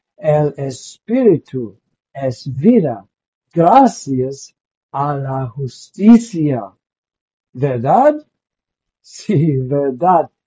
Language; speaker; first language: Spanish; non-native, learner; English